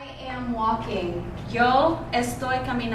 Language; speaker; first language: Spanish; non-native, fluent; English